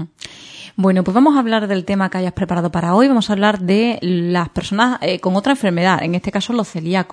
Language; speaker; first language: Spanish; native; Spanish